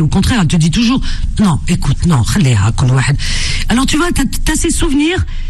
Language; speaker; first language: French; native; French